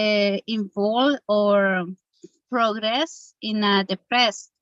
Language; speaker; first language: English; non-native, learner; Spanish